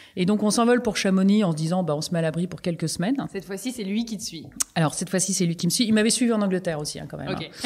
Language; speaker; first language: French; native; French